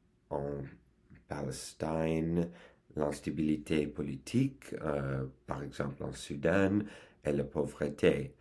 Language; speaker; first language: French; non-native, learner; English